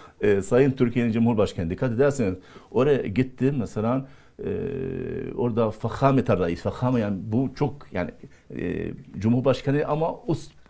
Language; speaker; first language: Turkish; non-native, fluent; Arabic